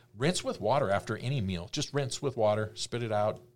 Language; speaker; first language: English; native; English